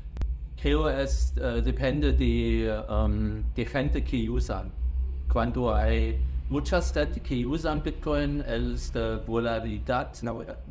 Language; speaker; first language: Spanish; non-native, learner; German